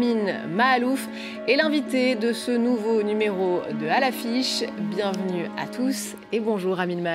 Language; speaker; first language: French; native; French